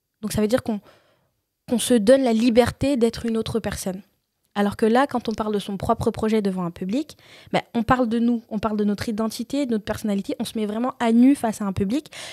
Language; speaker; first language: French; early bilingual, other home language; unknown